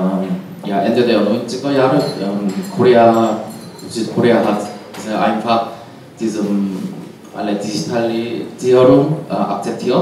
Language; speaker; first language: German; non-native, learner; Korean